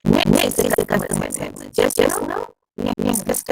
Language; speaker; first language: English; non-native, local second language; Malay